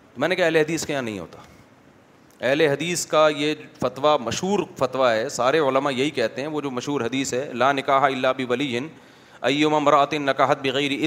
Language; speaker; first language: Urdu; native; Urdu